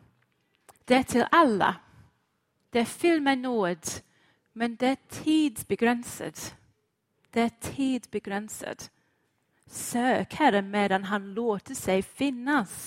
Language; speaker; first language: Swedish; non-native, fluent; English